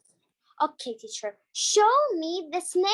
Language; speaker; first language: English; non-native, learner; Arabic